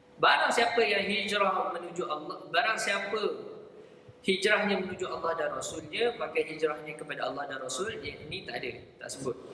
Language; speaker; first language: Malay; native; Malay